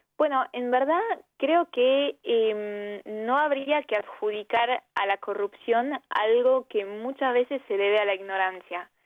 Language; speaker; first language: Spanish; early bilingual, heritage; Spanish